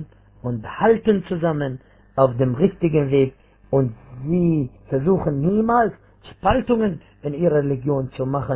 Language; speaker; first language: German; non-native, fluent; Arabic